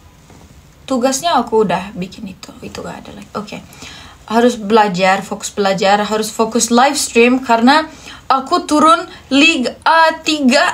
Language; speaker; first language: Indonesian; non-native, fluent; Turkish